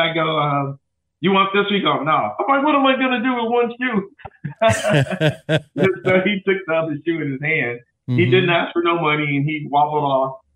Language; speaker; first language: English; native; English